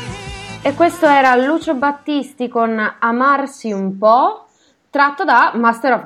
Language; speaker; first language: Italian; native; Italian